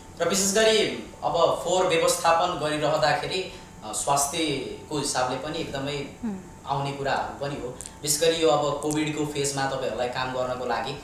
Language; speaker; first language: Nepali; native; Nepali